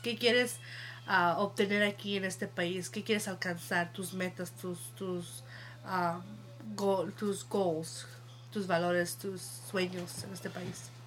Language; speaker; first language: Spanish; early bilingual, heritage; Spanish